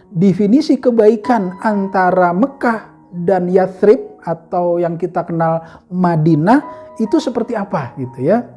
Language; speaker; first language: Indonesian; native; Indonesian